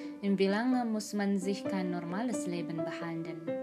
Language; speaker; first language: German; non-native, learner; Indonesian